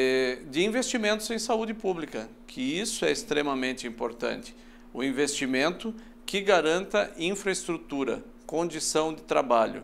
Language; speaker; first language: Portuguese; native; Portuguese